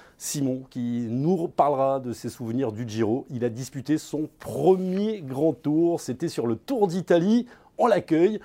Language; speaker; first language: French; native; French